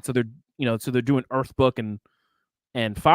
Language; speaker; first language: English; native; English